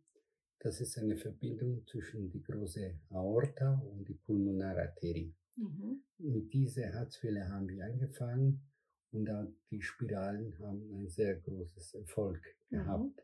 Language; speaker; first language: German; non-native, fluent; Spanish